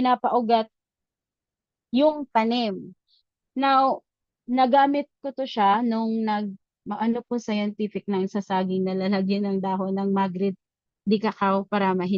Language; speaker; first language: Filipino; native; Filipino